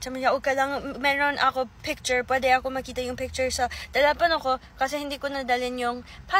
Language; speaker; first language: Filipino; early bilingual, heritage; English